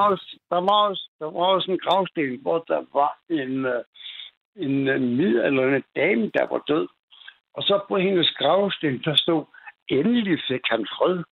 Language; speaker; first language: Danish; native; Danish